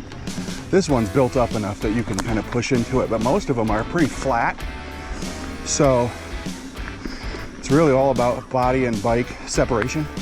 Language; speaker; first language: English; native; English